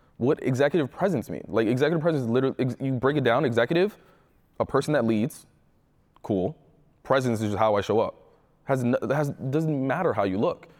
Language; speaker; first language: English; early bilingual, other home language; Spanish